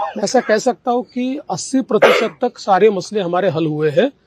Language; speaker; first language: Hindi; non-native, local second language; Marathi